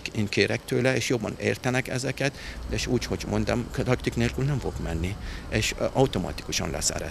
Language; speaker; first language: Hungarian; non-native, learner; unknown